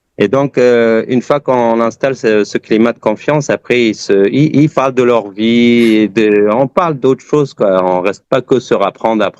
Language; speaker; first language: French; early bilingual, other home language; Persian